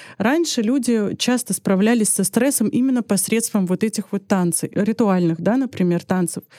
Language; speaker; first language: Russian; early bilingual, other home language; Armenian